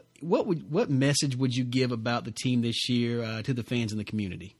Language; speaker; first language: English; native; English